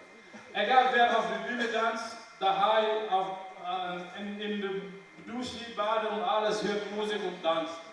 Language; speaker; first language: German; non-native, learner; Wolof